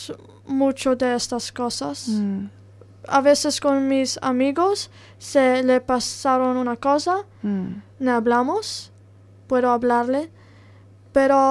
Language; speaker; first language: Spanish; non-native, learner; Italian